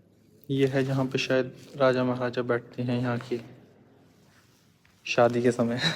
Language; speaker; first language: Hindi; native; Hindi